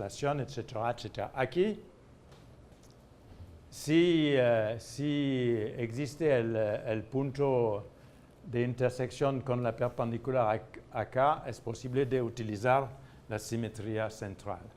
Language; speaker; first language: Spanish; non-native, fluent; French